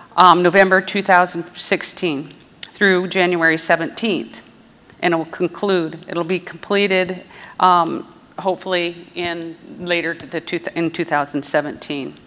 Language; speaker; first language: English; native; English